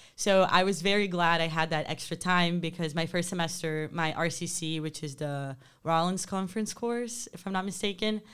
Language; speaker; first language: English; non-native, fluent; Portuguese